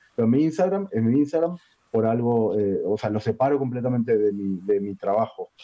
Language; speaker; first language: Spanish; native; Spanish